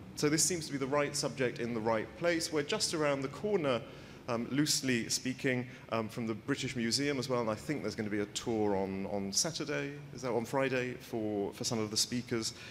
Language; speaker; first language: English; native; English